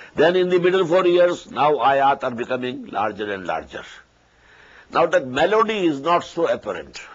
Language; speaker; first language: English; non-native, local second language; Urdu